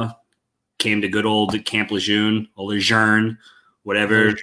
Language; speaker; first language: English; native; English